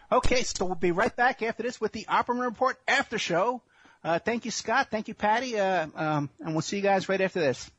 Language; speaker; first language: English; native; English